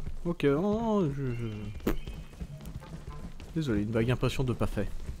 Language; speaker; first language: French; native; French